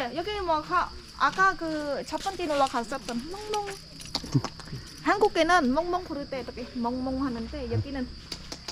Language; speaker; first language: Korean; non-native, learner; Khmer